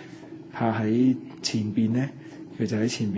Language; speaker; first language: Cantonese; native; Cantonese